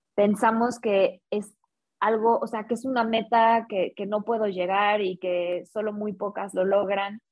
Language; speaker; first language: Spanish; native; Spanish